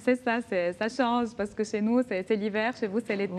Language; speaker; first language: French; non-native, local second language; Arabic